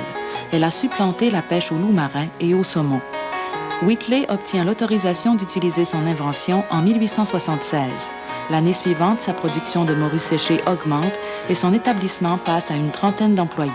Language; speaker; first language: French; native; French